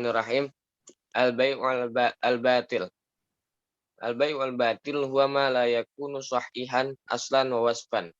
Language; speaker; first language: Arabic; non-native, learner; Indonesian